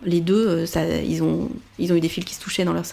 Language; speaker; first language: French; native; French